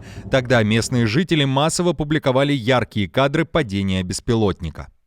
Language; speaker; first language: Russian; native; Russian